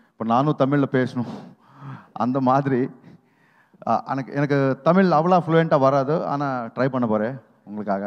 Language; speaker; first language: Tamil; non-native, learner; Telugu